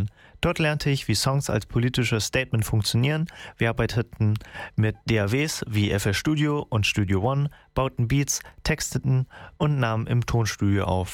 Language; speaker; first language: German; native; German